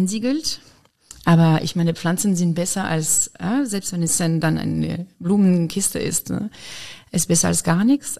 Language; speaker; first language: German; non-native, fluent; French